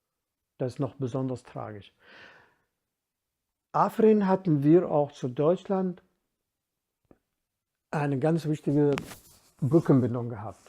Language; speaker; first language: German; non-native, fluent; Kurdish